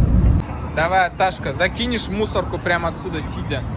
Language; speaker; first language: Russian; non-native, fluent; Turkmen